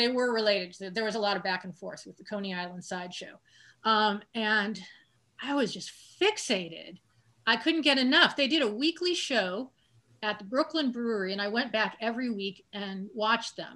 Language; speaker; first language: English; native; English